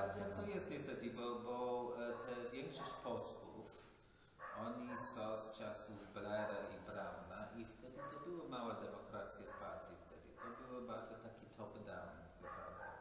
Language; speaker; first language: Polish; non-native, fluent; English